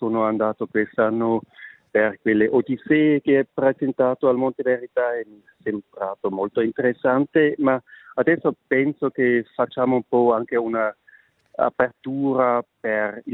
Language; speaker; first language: Italian; non-native, local second language; Swiss German